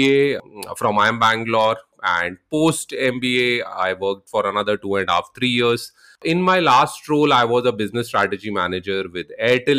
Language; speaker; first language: English; non-native, local second language; Hindi